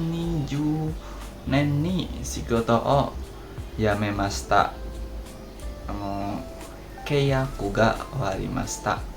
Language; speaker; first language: Japanese; non-native, learner; Indonesian